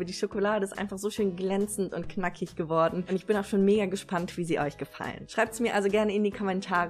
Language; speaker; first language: German; native; German